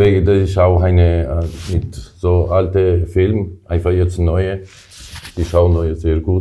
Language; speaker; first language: German; non-native, learner; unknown